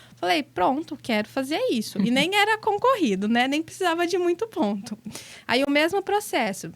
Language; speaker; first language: Portuguese; native; Portuguese